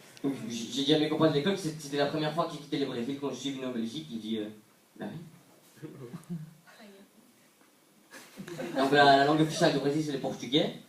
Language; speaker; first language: French; non-native, fluent; Portuguese